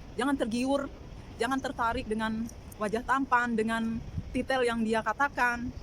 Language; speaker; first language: Indonesian; native; Indonesian